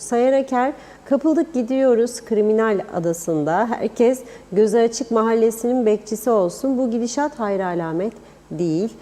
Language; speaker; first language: Turkish; native; Turkish